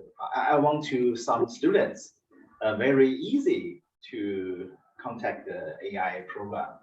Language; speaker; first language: English; non-native, learner; Chinese